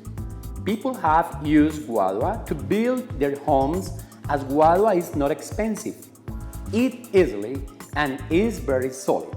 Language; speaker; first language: English; non-native, fluent; Spanish